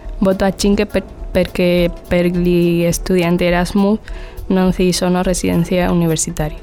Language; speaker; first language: Italian; non-native, learner; Spanish